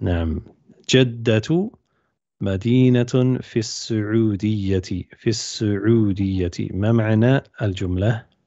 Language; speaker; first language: Arabic; non-native, fluent; English